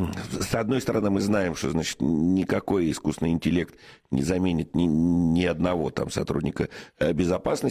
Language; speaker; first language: Russian; native; Russian